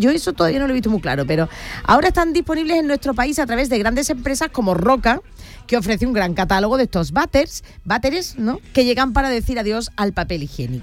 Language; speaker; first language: Spanish; native; Spanish